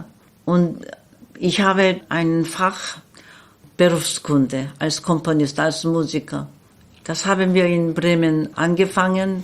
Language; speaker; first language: German; non-native, learner; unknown